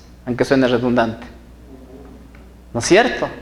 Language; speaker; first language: Spanish; native; Spanish